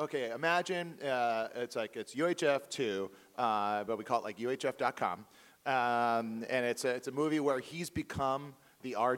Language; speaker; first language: English; native; English